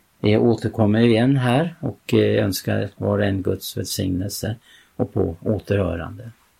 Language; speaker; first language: Swedish; native; Swedish